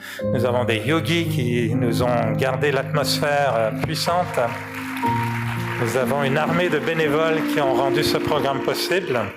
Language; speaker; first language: French; native; French